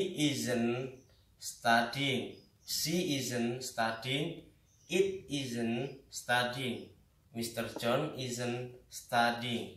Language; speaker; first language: English; non-native, learner; Indonesian